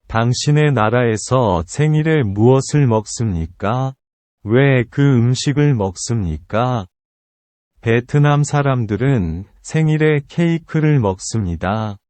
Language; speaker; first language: Korean; non-native, learner; Vietnamese